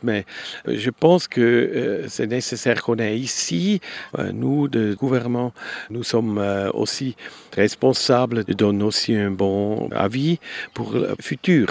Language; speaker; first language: French; non-native, local second language; German